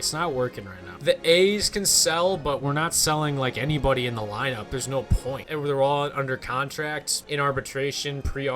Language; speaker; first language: English; native; English